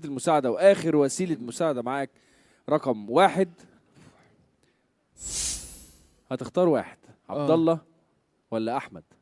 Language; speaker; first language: Arabic; native; Arabic